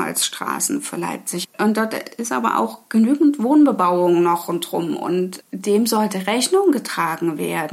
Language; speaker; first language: German; native; German